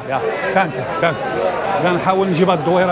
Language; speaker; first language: English; non-native, learner; Arabic